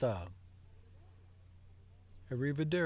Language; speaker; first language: Italian; non-native, learner; English